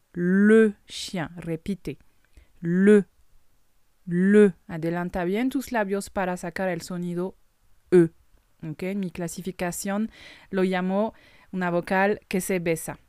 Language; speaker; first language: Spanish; non-native, fluent; French